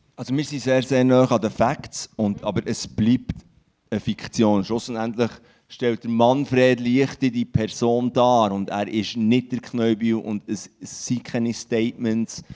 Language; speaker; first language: German; non-native, local second language; French